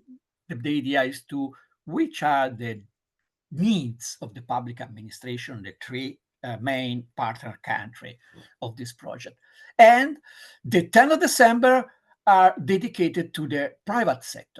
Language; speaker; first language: English; non-native, fluent; Italian